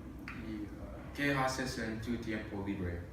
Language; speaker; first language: Spanish; non-native, learner; English